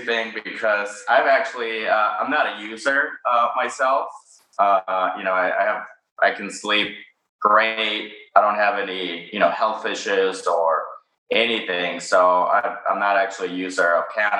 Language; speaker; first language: English; non-native, fluent; Spanish